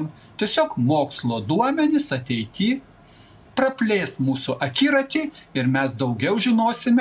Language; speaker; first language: Lithuanian; native; Lithuanian